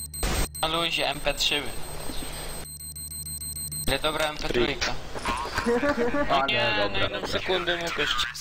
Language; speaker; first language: Polish; native; Polish